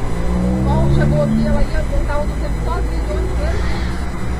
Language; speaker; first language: Portuguese; native; Portuguese